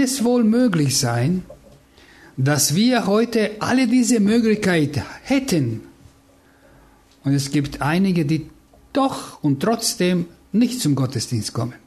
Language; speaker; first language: German; non-native, fluent; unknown